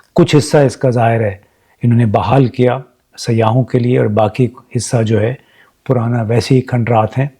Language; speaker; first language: Urdu; native; Urdu